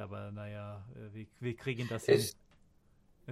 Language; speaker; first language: German; non-native, fluent; English